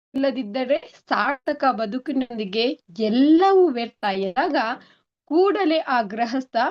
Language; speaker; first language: Kannada; native; Kannada